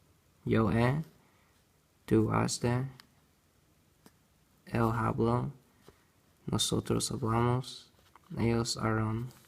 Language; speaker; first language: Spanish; non-native, learner; English